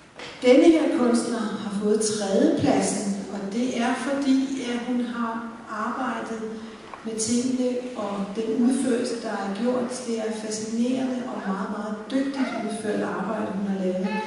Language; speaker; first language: Danish; native; Danish